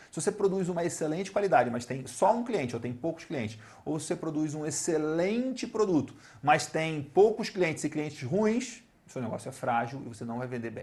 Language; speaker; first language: Portuguese; native; Portuguese